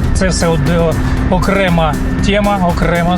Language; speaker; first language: Ukrainian; non-native, local second language; Russian